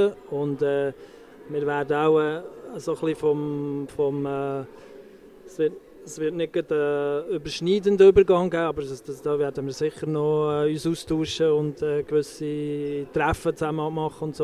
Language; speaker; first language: German; native; German